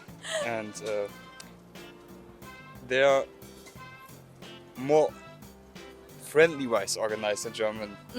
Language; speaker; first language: English; non-native, learner; German